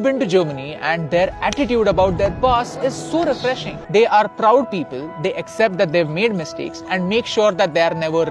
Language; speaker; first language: English; non-native, local second language; Hindi